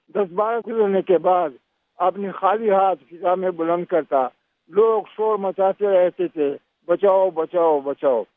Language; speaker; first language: Urdu; non-native, local second language; Pashto